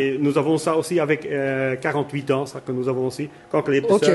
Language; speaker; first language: French; non-native, local second language; Dutch